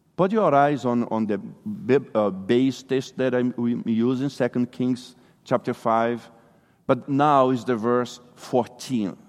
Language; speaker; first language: English; non-native, fluent; Portuguese